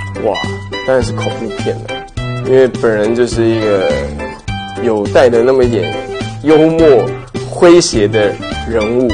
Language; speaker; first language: Chinese; native; Chinese